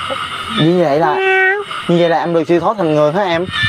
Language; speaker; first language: Vietnamese; native; Vietnamese